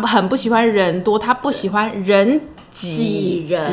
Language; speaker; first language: Chinese; non-native, fluent; English